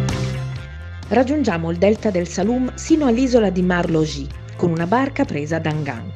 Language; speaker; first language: Italian; native; Italian